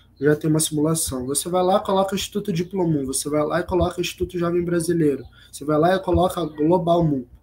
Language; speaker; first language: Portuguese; native; Portuguese